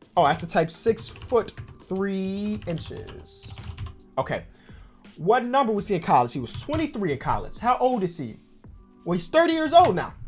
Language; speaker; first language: English; native; English